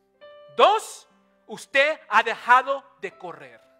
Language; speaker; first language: Spanish; non-native, fluent; English